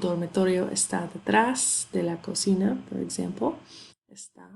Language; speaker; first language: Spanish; non-native, fluent; English